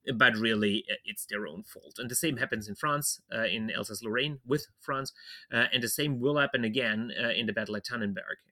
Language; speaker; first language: English; non-native, fluent; German